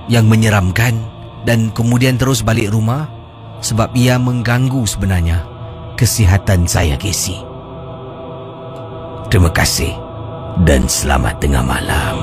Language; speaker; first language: Malay; native; Malay